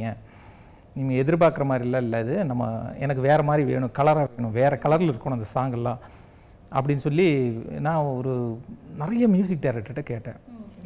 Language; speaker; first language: Tamil; native; Tamil